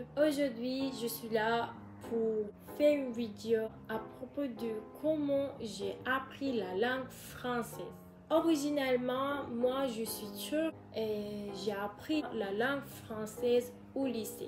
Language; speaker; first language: French; non-native, learner; Turkish